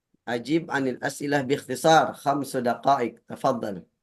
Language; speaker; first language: Arabic; non-native, fluent; Indonesian